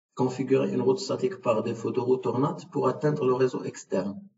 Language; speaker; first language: French; non-native, local second language; Arabic